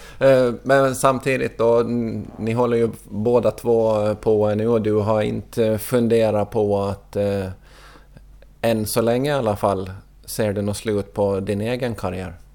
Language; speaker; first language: Swedish; native; Swedish